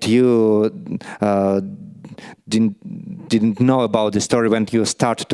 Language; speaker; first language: English; non-native, learner; Russian